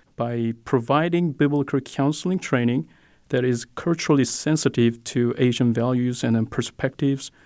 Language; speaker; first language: English; non-native, fluent; Korean